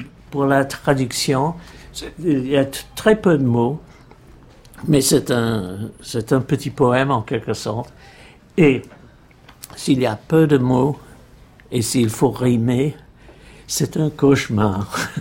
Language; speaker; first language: French; non-native, fluent; English